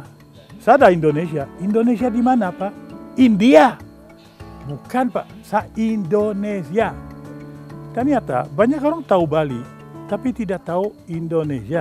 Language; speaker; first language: Indonesian; non-native, learner; French